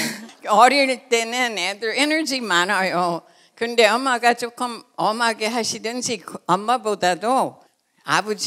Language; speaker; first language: Korean; non-native, fluent; English